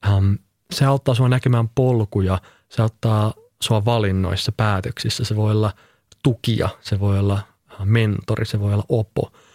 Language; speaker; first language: Finnish; native; Finnish